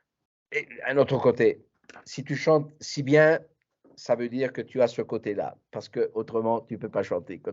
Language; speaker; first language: French; non-native, fluent; Italian